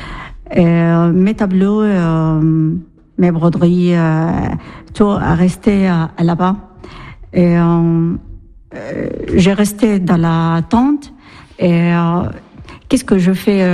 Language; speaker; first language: French; non-native, learner; Arabic